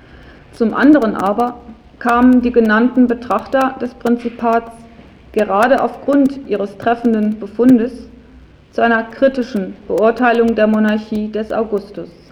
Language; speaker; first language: German; native; German